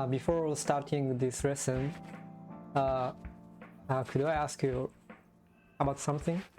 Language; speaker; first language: English; non-native, learner; Japanese